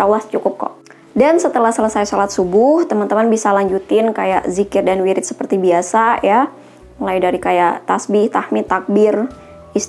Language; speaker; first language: Indonesian; native; Indonesian